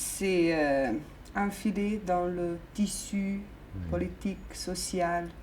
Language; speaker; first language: French; non-native, fluent; Bosnian